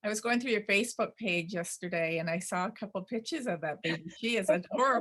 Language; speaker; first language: English; native; English